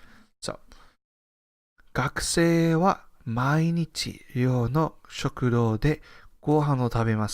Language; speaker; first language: Japanese; non-native, fluent; English